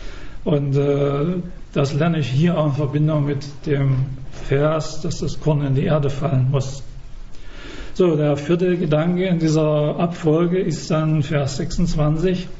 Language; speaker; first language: German; native; German